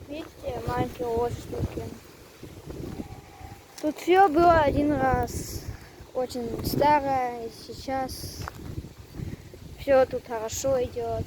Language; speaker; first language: Russian; early bilingual, heritage; Russian